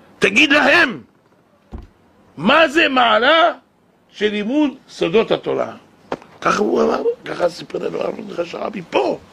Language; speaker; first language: Hebrew; native; Hebrew